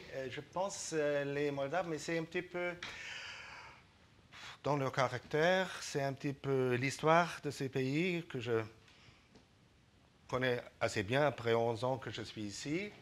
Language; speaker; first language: French; non-native, fluent; German